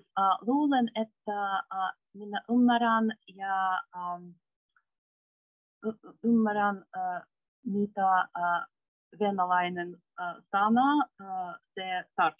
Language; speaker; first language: Finnish; non-native, learner; Russian